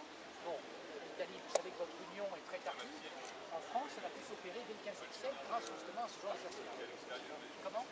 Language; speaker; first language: French; native; French